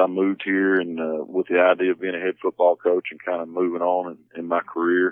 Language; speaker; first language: English; native; English